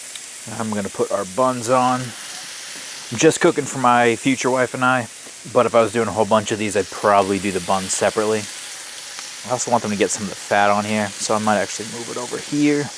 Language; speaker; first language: English; native; English